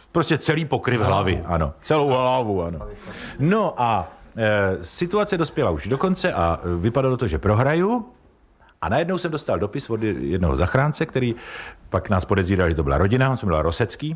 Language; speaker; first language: Czech; native; Czech